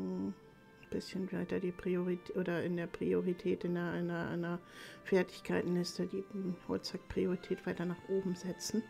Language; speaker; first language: German; native; German